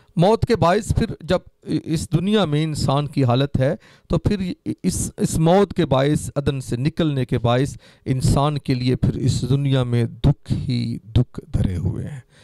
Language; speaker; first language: Urdu; non-native, local second language; Punjabi